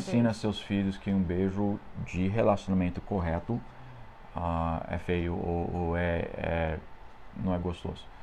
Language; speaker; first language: Portuguese; non-native, fluent; English